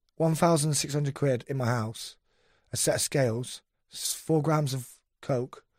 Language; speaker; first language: English; native; English